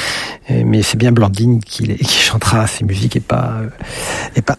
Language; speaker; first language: French; native; French